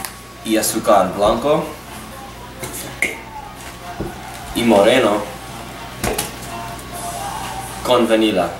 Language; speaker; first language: Spanish; non-native, learner; English